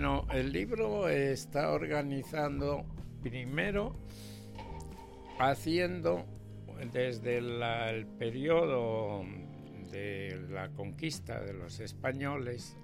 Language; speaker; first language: Spanish; native; Spanish